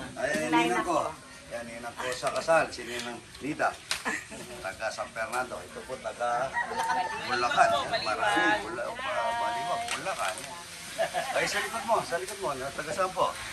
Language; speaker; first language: Filipino; non-native, local second language; Pampanga